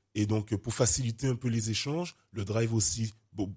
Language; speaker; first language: French; native; French